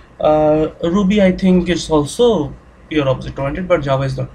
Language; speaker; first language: English; non-native, local second language; Bangla